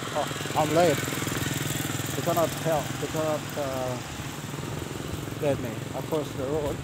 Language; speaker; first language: English; non-native, learner; Lao